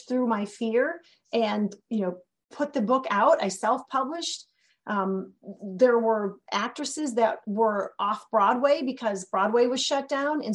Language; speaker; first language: English; native; English